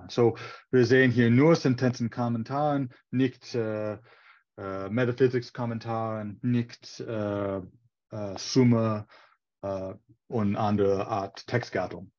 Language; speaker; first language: German; non-native, fluent; English